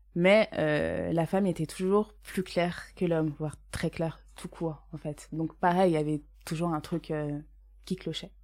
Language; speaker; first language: French; native; French